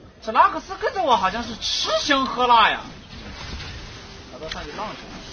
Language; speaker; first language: Chinese; native; Chinese